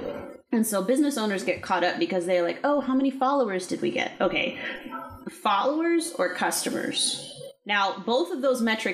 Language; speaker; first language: English; native; English